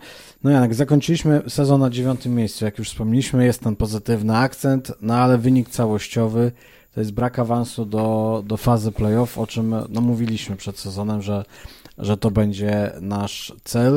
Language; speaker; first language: Polish; native; Polish